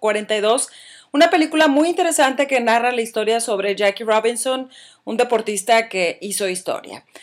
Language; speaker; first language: Spanish; native; Spanish